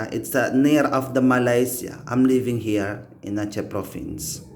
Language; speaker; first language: English; non-native, learner; Indonesian